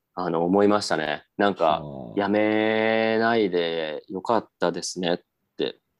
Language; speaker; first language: Japanese; native; Japanese